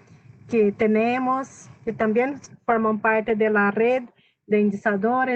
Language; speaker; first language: Spanish; non-native, fluent; Portuguese